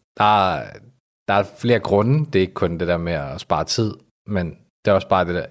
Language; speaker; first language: Danish; early bilingual, other home language; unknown